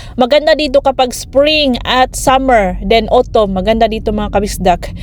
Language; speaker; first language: Filipino; non-native, local second language; Cebuano